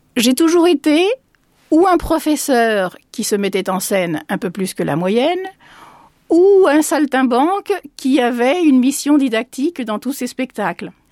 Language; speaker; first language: French; early bilingual, other home language; Spanish